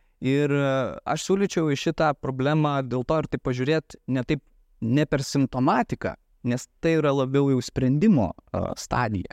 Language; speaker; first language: Lithuanian; native; Lithuanian